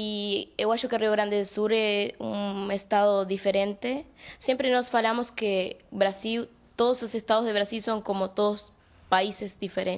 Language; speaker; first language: Portuguese; non-native, learner; Spanish